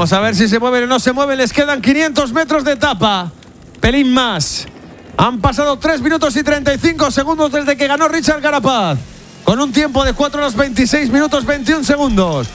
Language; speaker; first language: Spanish; native; Spanish